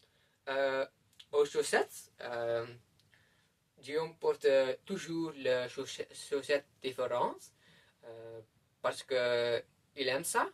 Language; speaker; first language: French; non-native, learner; Dutch